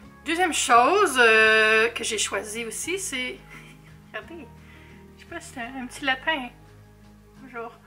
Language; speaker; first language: French; native; French